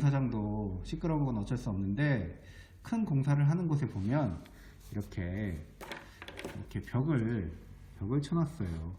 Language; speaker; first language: Korean; native; Korean